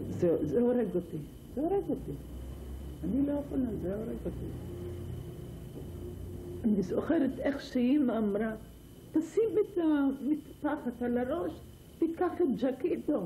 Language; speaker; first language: Hebrew; non-native, fluent; Ladino